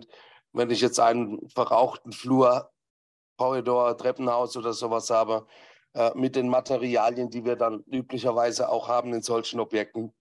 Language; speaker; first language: German; native; German